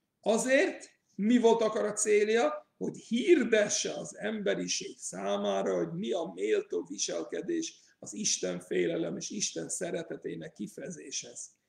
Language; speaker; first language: Hungarian; early bilingual, heritage; English